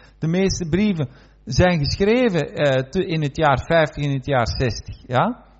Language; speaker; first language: Dutch; native; Dutch